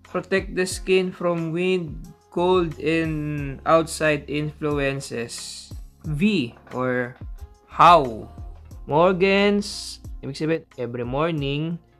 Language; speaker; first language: English; non-native, local second language; Filipino